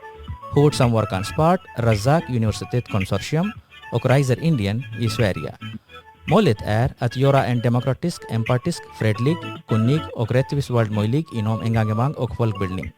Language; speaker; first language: Swedish; non-native, fluent; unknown